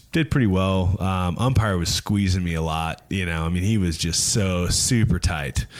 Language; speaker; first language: English; native; English